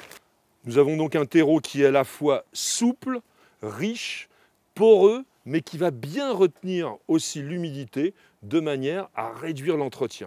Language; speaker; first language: French; native; French